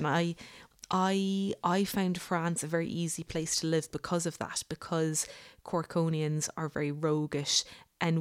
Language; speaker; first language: English; native; English